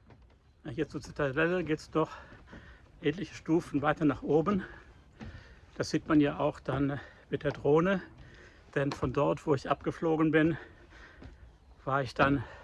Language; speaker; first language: German; native; German